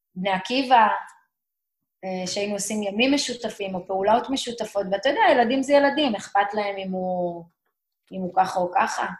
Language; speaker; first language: Hebrew; native; Hebrew